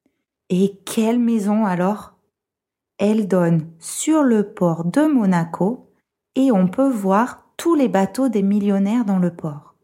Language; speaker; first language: French; non-native, fluent; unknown